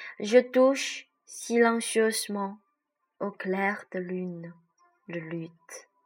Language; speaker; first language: French; non-native, learner; Chinese